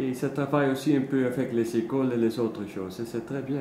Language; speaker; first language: French; non-native, learner; Dutch